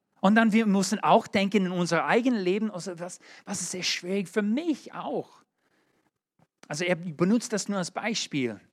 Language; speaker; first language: German; non-native, learner; English